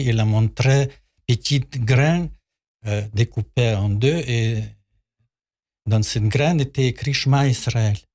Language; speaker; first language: French; non-native, learner; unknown